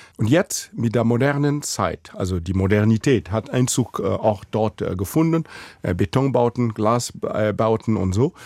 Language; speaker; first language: German; non-native, fluent; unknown